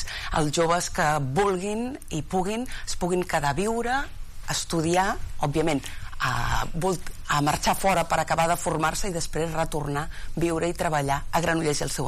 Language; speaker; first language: Catalan; native; Catalan